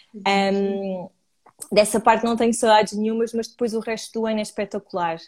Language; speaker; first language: Portuguese; native; Portuguese